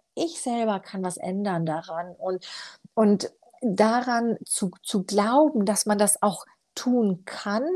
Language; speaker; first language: German; early bilingual, other home language; Romanian